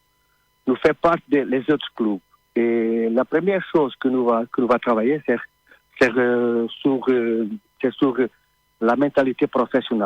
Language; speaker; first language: French; non-native, learner; Portuguese